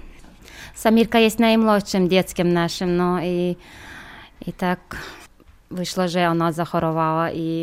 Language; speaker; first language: Polish; non-native, learner; Chechen